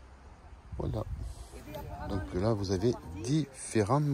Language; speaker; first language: French; native; French